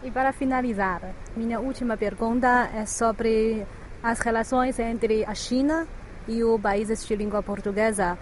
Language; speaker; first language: Portuguese; non-native, fluent; Chinese